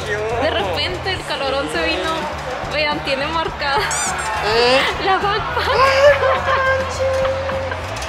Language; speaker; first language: Spanish; native; Spanish